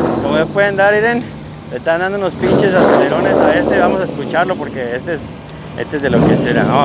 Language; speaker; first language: Spanish; native; Spanish